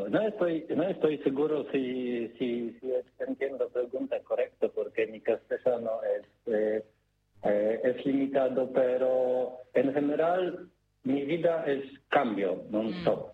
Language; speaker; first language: Spanish; non-native, learner; Polish